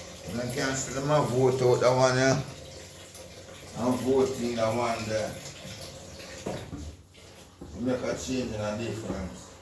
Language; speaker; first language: English; non-native, local second language; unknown